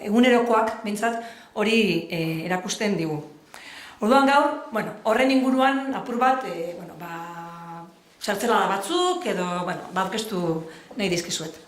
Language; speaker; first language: Basque; native; Basque